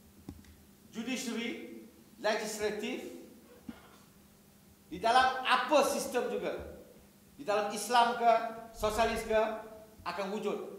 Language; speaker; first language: Malay; native; Malay